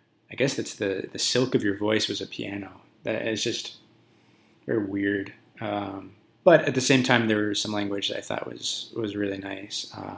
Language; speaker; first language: English; native; English